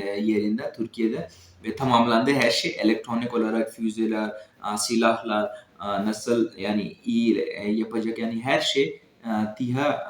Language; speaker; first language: Turkish; non-native, fluent; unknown